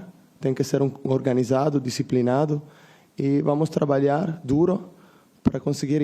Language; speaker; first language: Portuguese; non-native, fluent; Italian